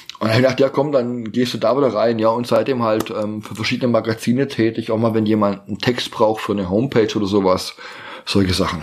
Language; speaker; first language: German; native; German